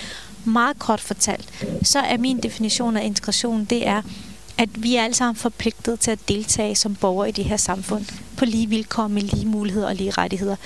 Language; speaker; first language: Danish; early bilingual, other home language; Turkish